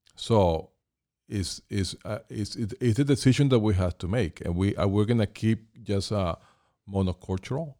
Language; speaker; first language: English; non-native, fluent; Spanish